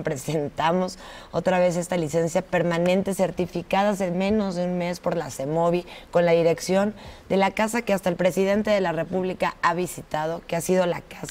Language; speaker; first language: Spanish; native; Spanish